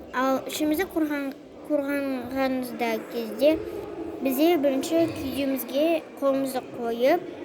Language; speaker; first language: Kazakh; non-native, local second language; Russian